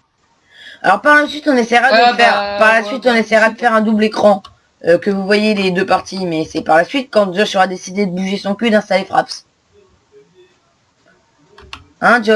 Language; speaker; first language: French; native; French